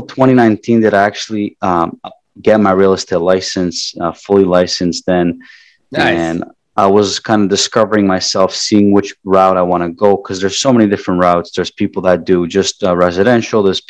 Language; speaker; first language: English; native; English